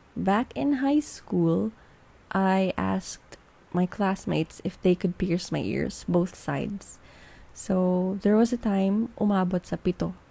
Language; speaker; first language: English; non-native, local second language; Filipino